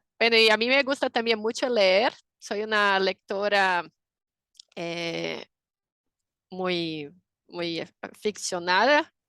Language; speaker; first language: Spanish; non-native, fluent; Portuguese